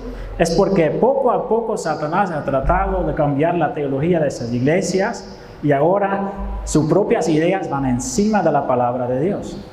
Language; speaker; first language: Spanish; non-native, fluent; Dutch